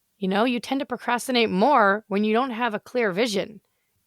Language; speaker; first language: English; native; English